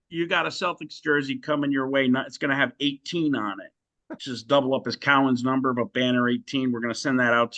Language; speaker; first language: English; native; English